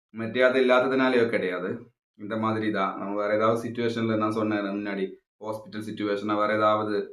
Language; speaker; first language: Tamil; non-native, local second language; Malayalam